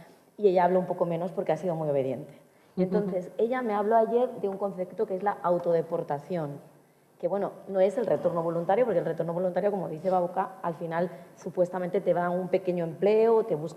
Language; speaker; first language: Spanish; native; Spanish